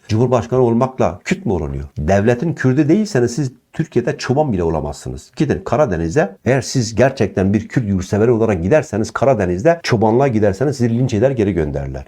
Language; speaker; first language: Turkish; non-native, local second language; Kurdish